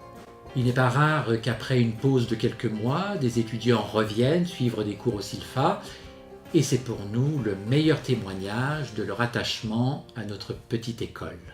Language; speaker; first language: French; native; French